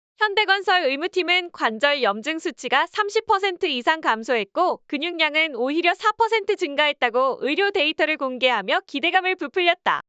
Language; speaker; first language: Korean; native; Korean